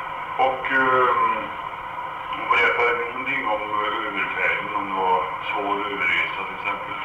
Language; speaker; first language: Swedish; non-native, fluent; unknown